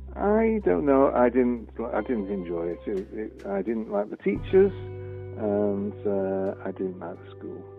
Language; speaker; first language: English; native; English